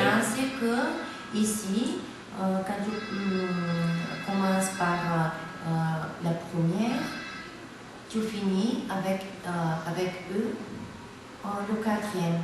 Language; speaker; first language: French; non-native, fluent; Bulgarian